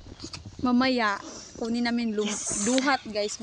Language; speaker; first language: Filipino; non-native, local second language; Cebuano